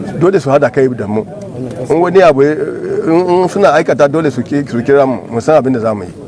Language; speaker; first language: Hausa; non-native, local second language; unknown